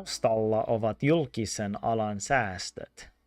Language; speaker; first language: Finnish; non-native, learner; English